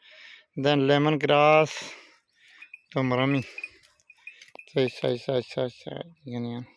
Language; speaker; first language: Filipino; non-native, learner; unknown